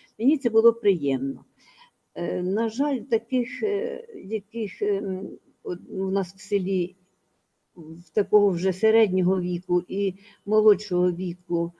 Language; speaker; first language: Ukrainian; native; Ukrainian